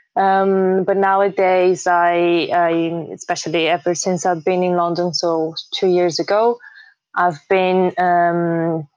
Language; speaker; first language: English; early bilingual, heritage; Portuguese